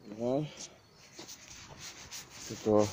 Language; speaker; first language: Swedish; non-native, learner; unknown